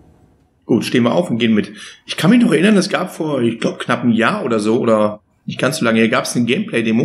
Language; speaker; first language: German; native; German